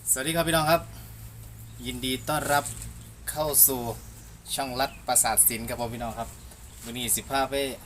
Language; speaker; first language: Thai; native; Thai